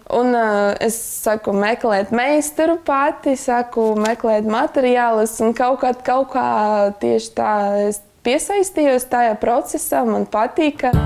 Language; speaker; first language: Latvian; non-native, local second language; Russian